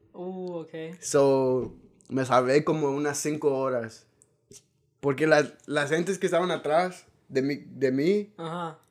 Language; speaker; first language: Spanish; early bilingual, heritage; Spanish